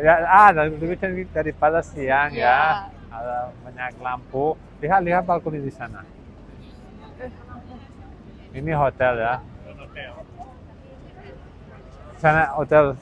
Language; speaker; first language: Indonesian; non-native, learner; Spanish